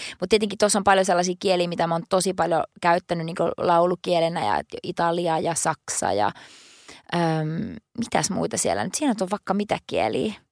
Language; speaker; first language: Finnish; native; Finnish